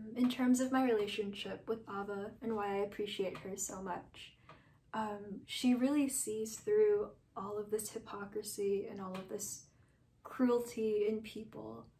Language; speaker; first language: English; native; English